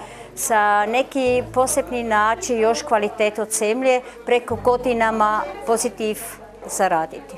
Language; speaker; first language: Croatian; non-native, learner; German